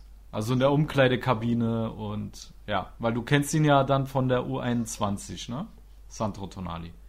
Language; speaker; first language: German; native; German